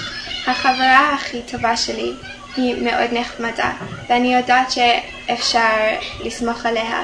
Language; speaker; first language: Hebrew; non-native, fluent; English